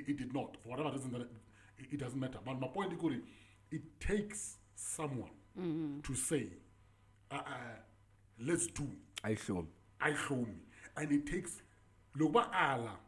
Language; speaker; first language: English; non-native, local second language; Tsonga